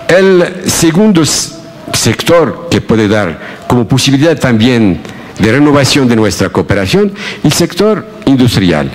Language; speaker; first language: Spanish; non-native, fluent; Arabic